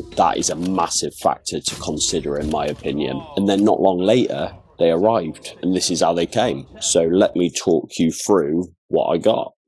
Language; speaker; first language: English; native; English